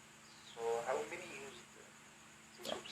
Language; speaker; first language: English; non-native, learner; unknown